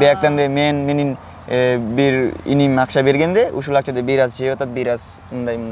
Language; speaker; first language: Kyrgyz; non-native, learner; Bangla